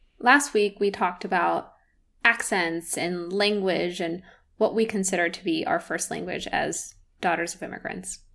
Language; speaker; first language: English; early bilingual, other home language; Spanish